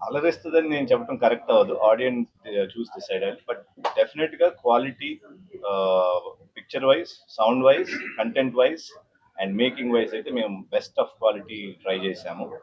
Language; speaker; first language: Telugu; native; Telugu